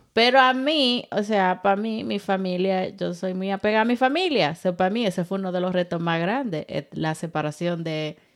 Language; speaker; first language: Spanish; native; Spanish